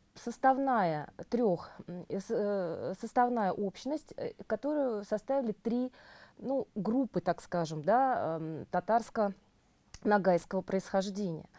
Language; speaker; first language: Russian; native; Russian